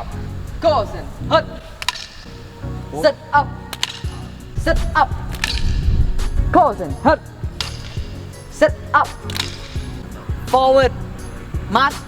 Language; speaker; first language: Thai; native; Thai